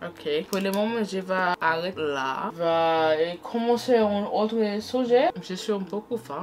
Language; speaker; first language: French; non-native, learner; English